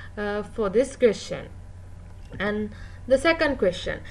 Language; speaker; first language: English; non-native, local second language; Sinhala